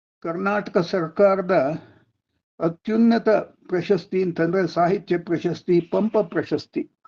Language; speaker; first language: Kannada; non-native, local second language; Telugu